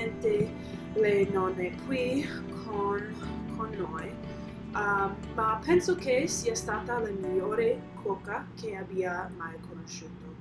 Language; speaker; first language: Italian; non-native, learner; English